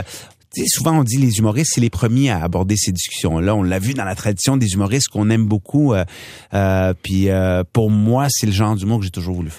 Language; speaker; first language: French; non-native, local second language; Punjabi